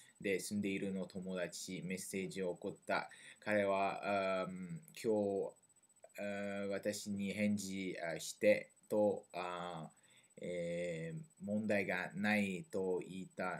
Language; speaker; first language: Japanese; non-native, learner; French